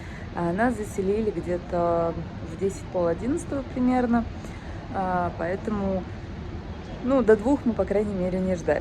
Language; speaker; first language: Russian; native; Russian